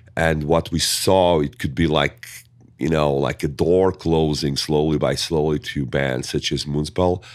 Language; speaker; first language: English; non-native, fluent; Portuguese